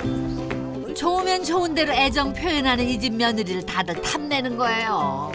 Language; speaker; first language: Korean; native; Korean